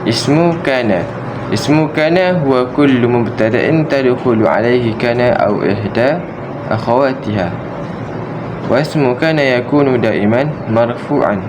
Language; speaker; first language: Arabic; non-native, learner; Malay